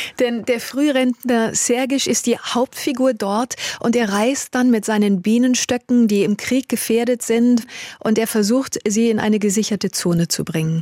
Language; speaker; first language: German; native; German